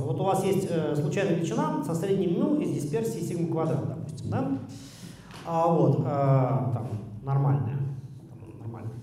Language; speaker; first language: Russian; native; Russian